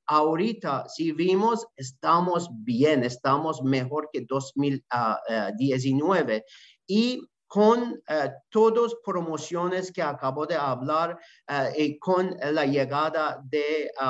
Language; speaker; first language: Spanish; non-native, learner; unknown